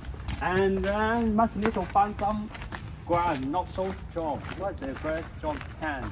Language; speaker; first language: English; non-native, learner; Chinese